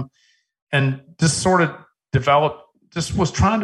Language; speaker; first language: English; native; English